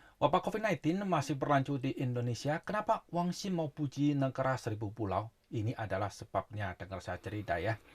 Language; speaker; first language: Indonesian; non-native, fluent; Chinese